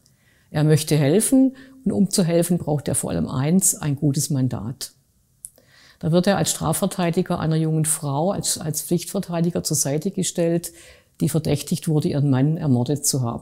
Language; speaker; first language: German; native; German